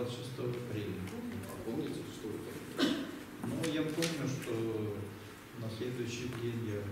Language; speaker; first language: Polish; non-native, learner; Russian